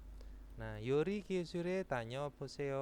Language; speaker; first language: Korean; non-native, fluent; Indonesian